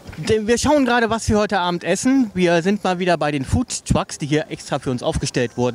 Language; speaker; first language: German; native; German